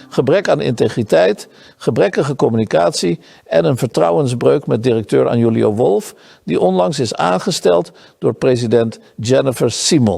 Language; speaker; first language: Dutch; native; Dutch